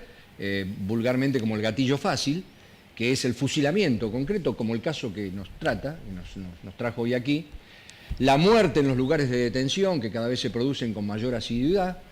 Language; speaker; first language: Spanish; native; Spanish